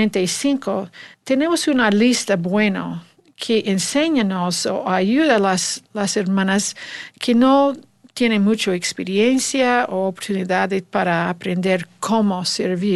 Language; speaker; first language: Spanish; non-native, learner; English